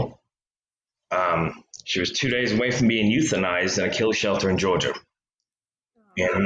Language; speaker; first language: English; native; English